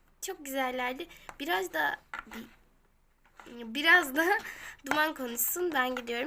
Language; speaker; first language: Turkish; native; Turkish